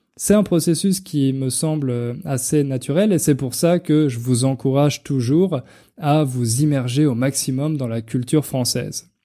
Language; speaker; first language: French; native; French